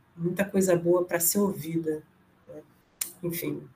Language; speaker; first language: Portuguese; native; Portuguese